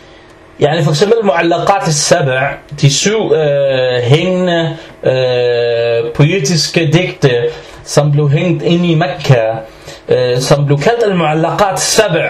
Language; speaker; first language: Danish; early bilingual, other home language; Arabic